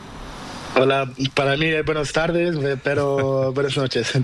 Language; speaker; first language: Spanish; non-native, learner; Portuguese